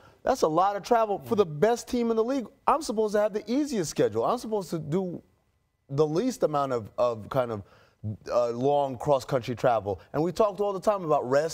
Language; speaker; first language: English; native; English